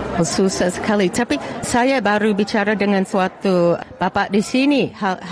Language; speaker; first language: Indonesian; non-native, fluent; English